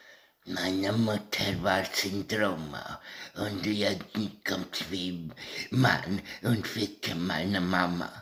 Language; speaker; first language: German; non-native, learner; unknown